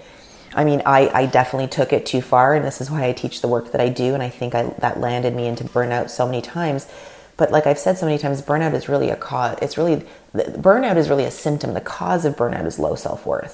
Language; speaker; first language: English; non-native, fluent; Russian